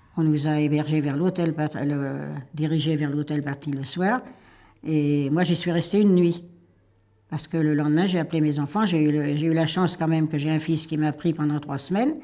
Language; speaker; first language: French; native; French